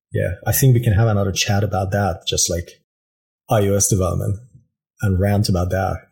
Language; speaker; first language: English; non-native, fluent; Persian